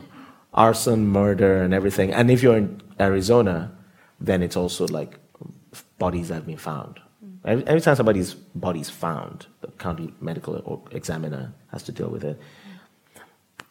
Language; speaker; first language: English; non-native, local second language; Yoruba